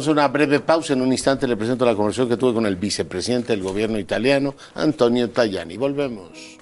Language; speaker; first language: Spanish; native; Spanish